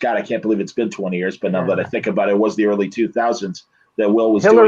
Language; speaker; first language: English; native; English